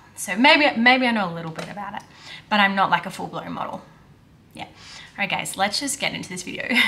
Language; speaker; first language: English; native; English